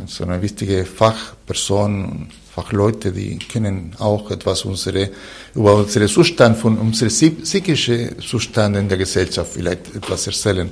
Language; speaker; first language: German; non-native, fluent; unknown